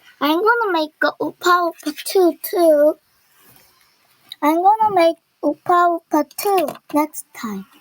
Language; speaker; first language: English; non-native, learner; Korean